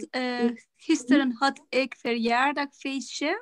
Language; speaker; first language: Dutch; non-native, learner; Turkish